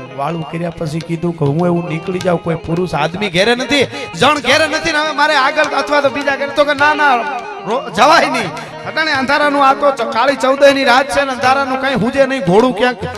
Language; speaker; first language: Gujarati; native; Gujarati